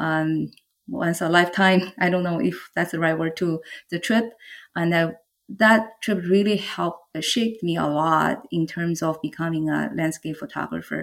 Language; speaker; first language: English; non-native, fluent; Chinese